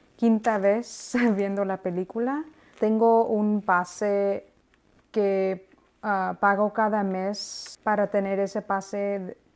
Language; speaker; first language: Spanish; early bilingual, heritage; Spanish